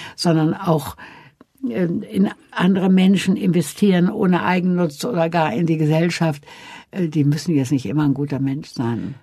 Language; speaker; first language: German; native; German